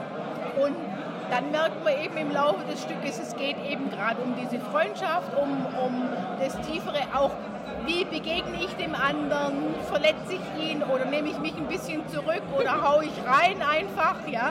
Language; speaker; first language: German; native; German